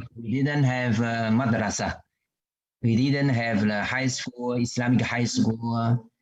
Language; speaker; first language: English; non-native, learner; Chinese